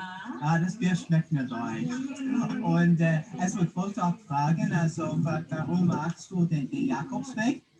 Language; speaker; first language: German; non-native, fluent; English